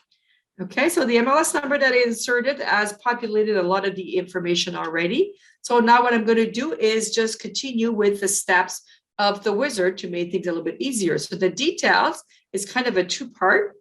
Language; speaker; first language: English; native; English